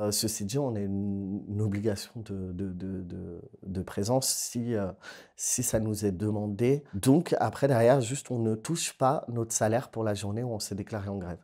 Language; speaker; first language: French; native; French